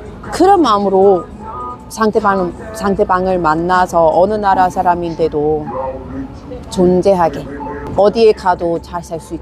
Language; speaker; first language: Korean; non-native, fluent; English